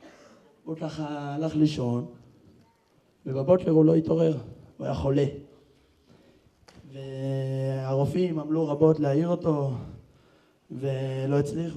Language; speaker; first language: Hebrew; native; Hebrew